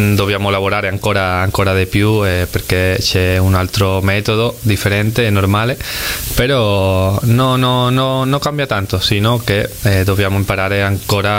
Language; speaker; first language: Italian; non-native, fluent; Spanish